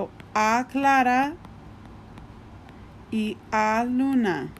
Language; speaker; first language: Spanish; non-native, fluent; English